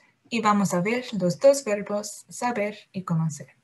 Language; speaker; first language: Spanish; non-native, fluent; English